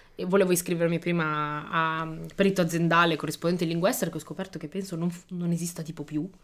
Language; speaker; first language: Italian; early bilingual, other home language; Albanian